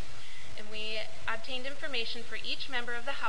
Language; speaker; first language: English; native; English